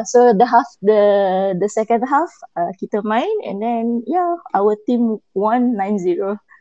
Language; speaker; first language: English; non-native, local second language; Malay